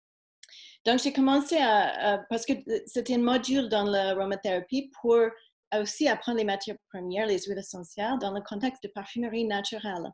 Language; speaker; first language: French; non-native, fluent; English